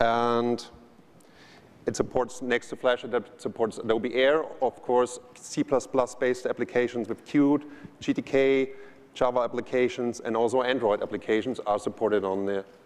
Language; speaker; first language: English; non-native, fluent; German